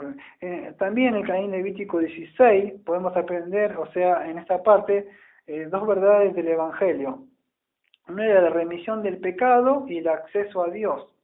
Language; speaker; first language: Spanish; native; Spanish